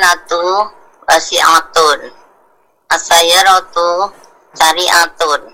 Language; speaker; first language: Arabic; non-native, learner; Indonesian